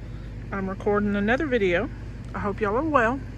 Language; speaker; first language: English; native; English